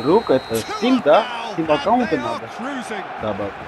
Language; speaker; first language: Russian; non-native, local second language; Armenian